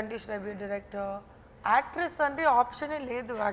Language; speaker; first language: Telugu; non-native, fluent; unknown